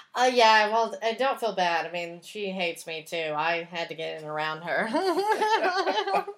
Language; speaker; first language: English; native; English